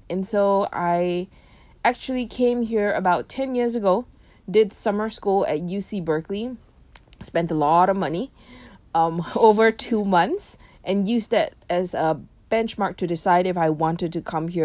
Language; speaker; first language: English; native; English